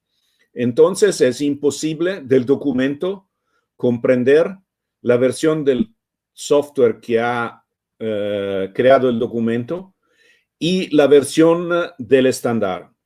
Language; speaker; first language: Spanish; non-native, fluent; Italian